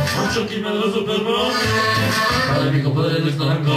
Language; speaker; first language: Spanish; native; Spanish